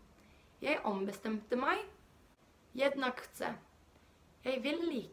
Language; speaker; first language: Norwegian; non-native, learner; Polish